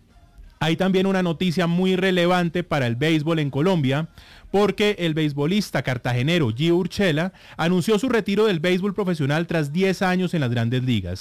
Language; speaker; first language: Spanish; native; Spanish